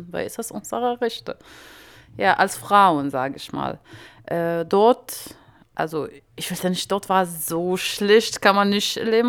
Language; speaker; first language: German; non-native, learner; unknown